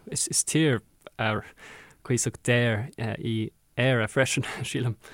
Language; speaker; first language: Irish; non-native, local second language; English